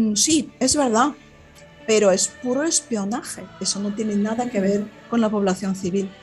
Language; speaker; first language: Spanish; non-native, fluent; Russian